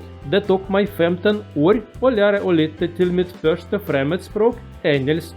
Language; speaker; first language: Norwegian; non-native, learner; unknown